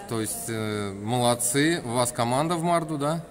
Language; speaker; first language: Russian; native; Russian